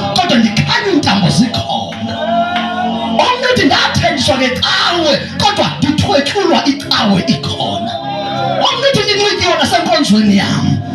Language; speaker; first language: Zulu; non-native, local second language; Xhosa